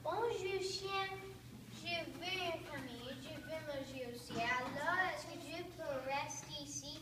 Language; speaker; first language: French; non-native, learner; English